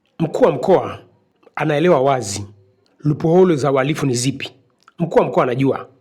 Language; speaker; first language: Swahili; native; Swahili